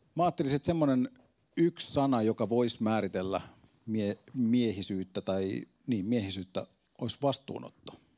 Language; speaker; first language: Finnish; native; Finnish